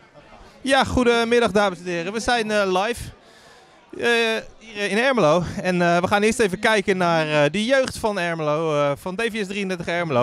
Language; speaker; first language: Dutch; native; Dutch